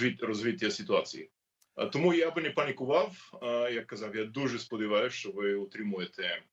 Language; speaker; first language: Ukrainian; non-native, learner; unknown